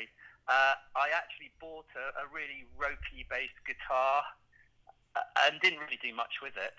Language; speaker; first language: English; native; English